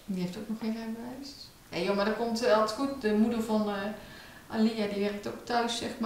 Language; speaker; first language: Dutch; native; Dutch